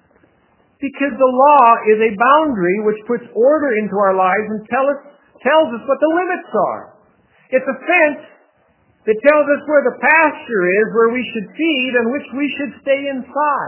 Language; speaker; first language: English; native; English